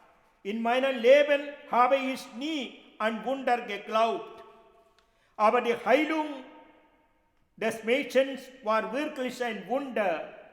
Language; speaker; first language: German; non-native, fluent; Malayalam